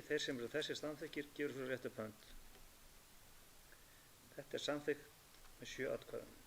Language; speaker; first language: Icelandic; native; Icelandic